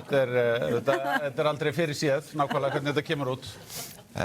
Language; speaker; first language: Icelandic; native; Icelandic